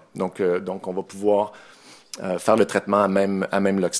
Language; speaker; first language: French; native; French